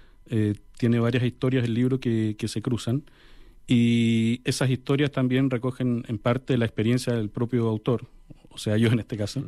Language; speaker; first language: Spanish; native; Spanish